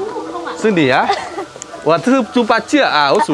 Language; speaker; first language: Chinese; non-native, learner; Vietnamese